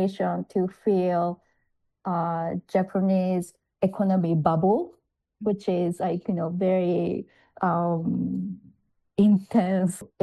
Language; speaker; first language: English; non-native, fluent; Japanese